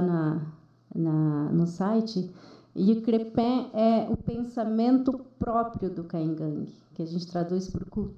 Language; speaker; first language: Portuguese; non-native, local second language; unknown